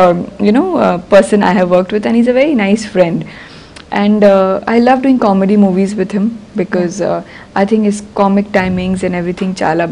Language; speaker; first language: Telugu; non-native, learner; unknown